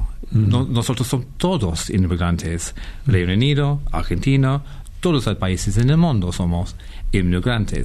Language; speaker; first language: Spanish; non-native, fluent; English